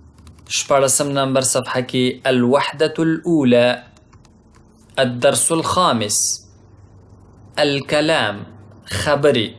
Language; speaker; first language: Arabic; non-native, fluent; Pashto